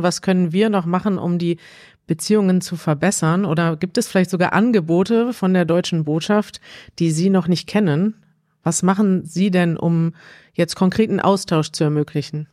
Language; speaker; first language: German; native; German